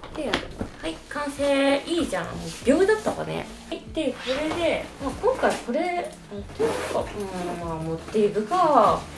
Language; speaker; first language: Japanese; native; Japanese